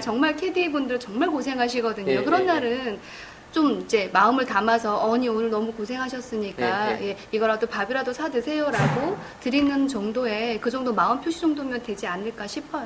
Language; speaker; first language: Korean; native; Korean